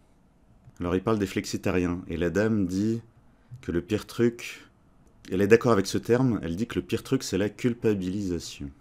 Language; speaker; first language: French; native; French